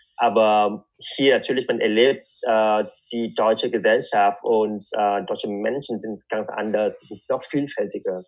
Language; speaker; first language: German; non-native, fluent; Vietnamese